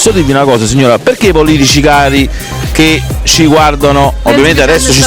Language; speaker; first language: Italian; native; Italian